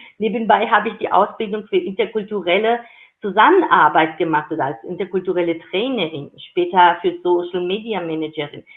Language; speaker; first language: German; non-native, fluent; Georgian